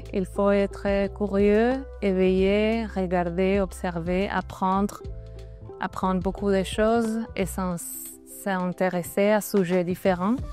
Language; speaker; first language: French; non-native, fluent; Spanish